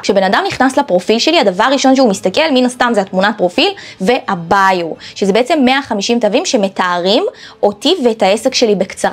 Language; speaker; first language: Hebrew; native; Hebrew